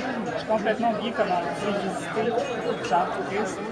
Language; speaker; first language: French; native; French